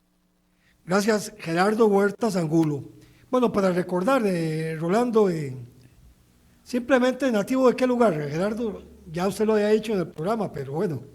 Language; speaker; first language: Spanish; native; Spanish